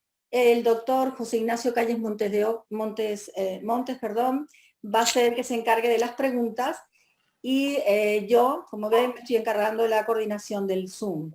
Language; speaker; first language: Spanish; native; Spanish